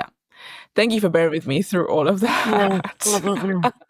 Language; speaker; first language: English; native; English